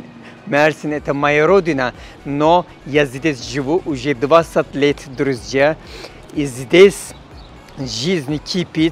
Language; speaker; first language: Russian; non-native, fluent; Turkish